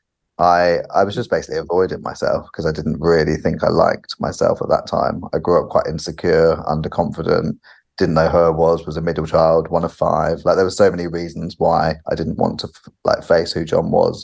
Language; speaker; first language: English; native; English